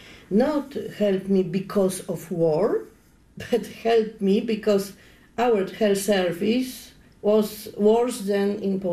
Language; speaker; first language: English; non-native, learner; Polish